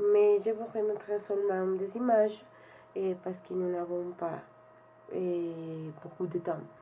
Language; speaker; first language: French; non-native, learner; Spanish